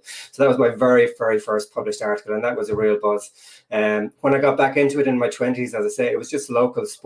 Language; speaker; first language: English; native; English